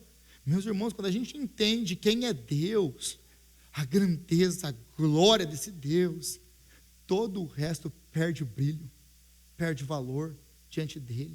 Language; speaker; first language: Portuguese; native; Portuguese